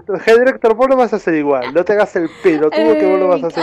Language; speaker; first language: Spanish; native; Spanish